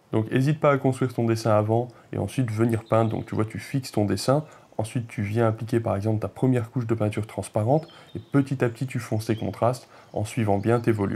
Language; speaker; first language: French; native; French